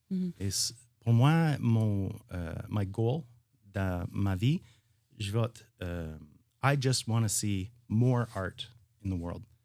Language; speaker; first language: French; non-native, learner; English